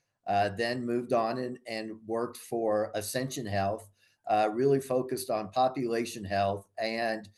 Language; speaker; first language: English; native; English